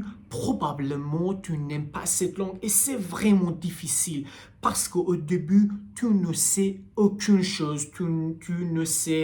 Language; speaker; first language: French; non-native, learner; Persian